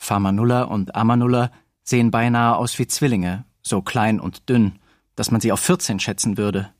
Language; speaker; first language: German; native; German